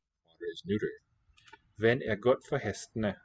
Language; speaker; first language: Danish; non-native, learner; English